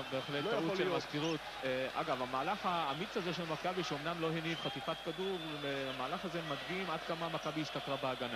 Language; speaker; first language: Hebrew; native; Hebrew